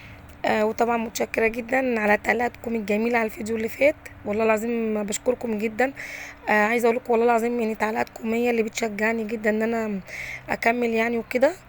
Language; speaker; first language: Arabic; native; Arabic